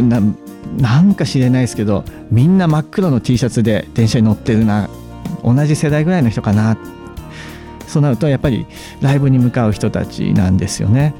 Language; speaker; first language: Japanese; native; Japanese